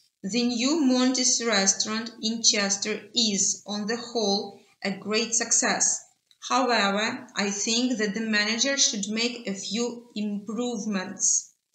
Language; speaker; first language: English; non-native, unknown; Ukrainian